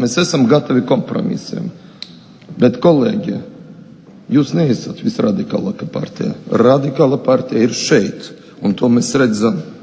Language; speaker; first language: Latvian; non-native, local second language; Russian